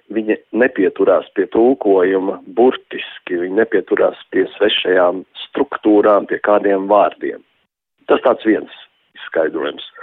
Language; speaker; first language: Latvian; native; Latvian